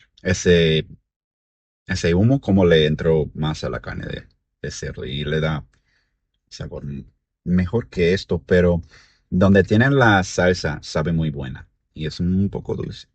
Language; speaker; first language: Spanish; early bilingual, heritage; Spanish